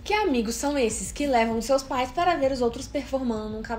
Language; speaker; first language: Portuguese; native; Portuguese